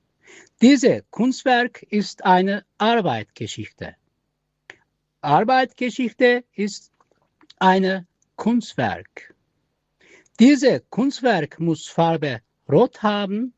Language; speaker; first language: German; non-native, learner; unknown